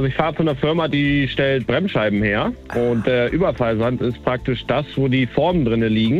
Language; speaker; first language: German; native; German